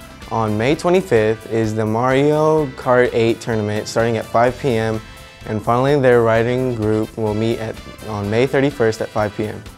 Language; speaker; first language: English; native; English